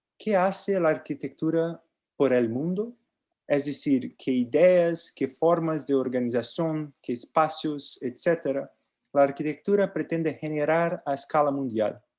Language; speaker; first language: Spanish; non-native, learner; Portuguese